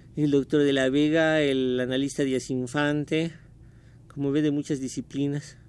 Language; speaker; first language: Spanish; native; Spanish